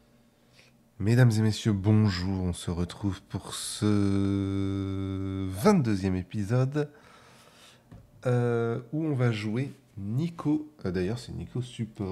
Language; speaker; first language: French; native; French